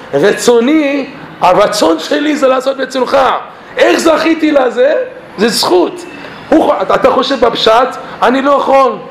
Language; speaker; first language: Hebrew; non-native, fluent; English